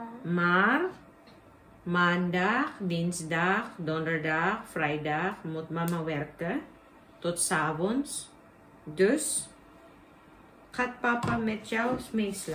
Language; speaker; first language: Dutch; non-native, fluent; Filipino